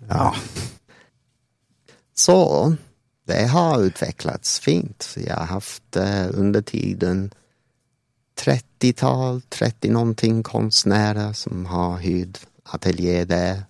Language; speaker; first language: Swedish; non-native, fluent; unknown